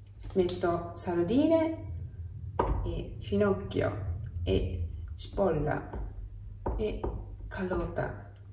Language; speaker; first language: Italian; non-native, learner; Japanese